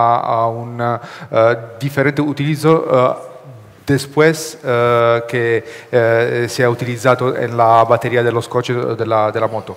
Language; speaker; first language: Spanish; non-native, learner; Italian